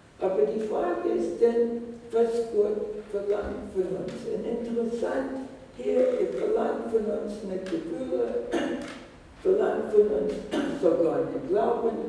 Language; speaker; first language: German; non-native, fluent; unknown